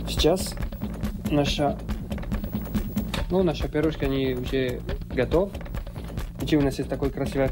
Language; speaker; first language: Russian; non-native, learner; French